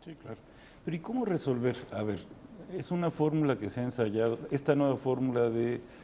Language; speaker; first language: Spanish; native; Spanish